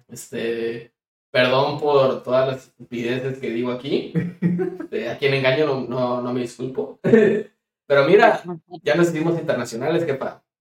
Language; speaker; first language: Spanish; native; Spanish